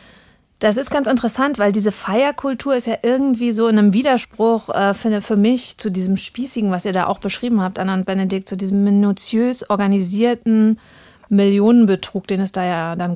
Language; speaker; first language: German; native; German